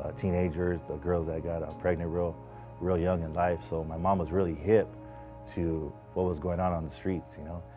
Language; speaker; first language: English; native; English